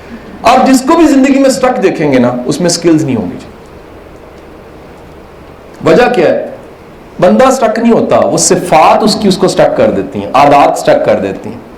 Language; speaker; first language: Urdu; native; Urdu